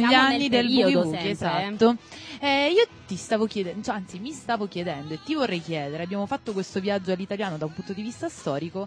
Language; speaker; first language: Italian; native; Italian